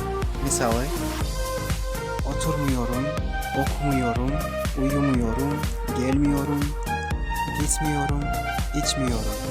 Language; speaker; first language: Turkish; non-native, fluent; Kyrgyz